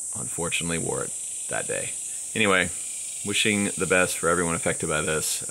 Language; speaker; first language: English; native; English